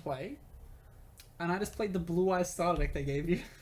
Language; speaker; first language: English; native; English